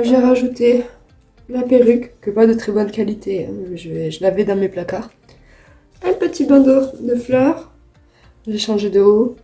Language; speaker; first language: French; native; French